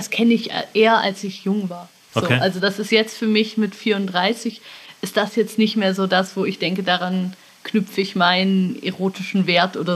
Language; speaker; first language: German; native; German